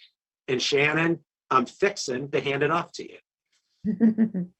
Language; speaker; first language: English; native; English